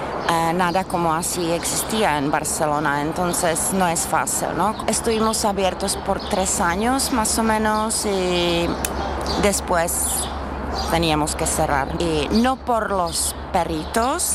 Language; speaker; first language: Spanish; non-native, fluent; Czech